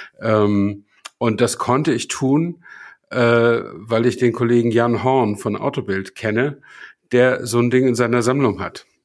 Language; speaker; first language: German; native; German